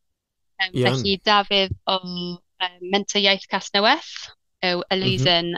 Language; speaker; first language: Welsh; non-native, learner; English